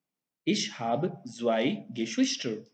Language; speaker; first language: German; non-native, fluent; Hindi